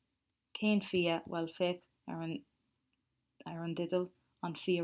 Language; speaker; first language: Irish; non-native, local second language; English